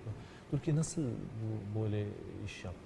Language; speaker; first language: Turkish; non-native, learner; Urdu